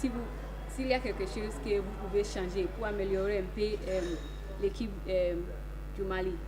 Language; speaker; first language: French; non-native, learner; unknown